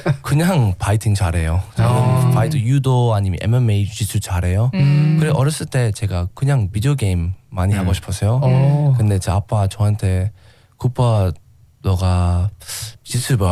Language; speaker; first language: Korean; non-native, learner; English